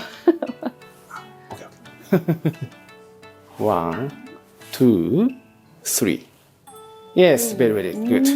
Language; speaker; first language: English; non-native, learner; Japanese